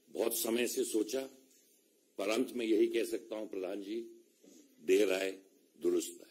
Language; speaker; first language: Hindi; native; Hindi